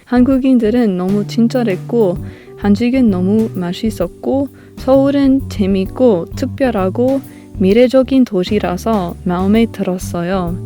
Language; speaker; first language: Korean; non-native, learner; English